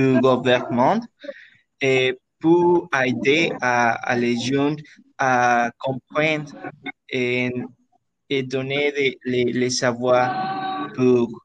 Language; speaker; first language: French; non-native, learner; Spanish